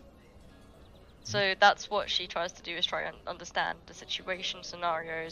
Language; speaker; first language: English; native; English